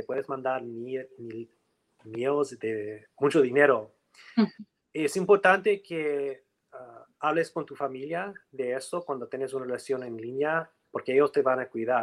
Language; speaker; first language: Spanish; non-native, learner; English